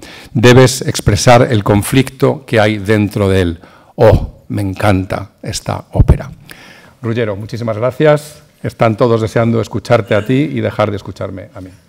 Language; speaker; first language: Spanish; native; Spanish